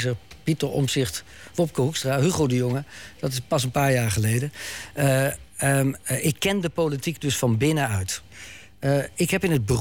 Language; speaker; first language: Dutch; native; Dutch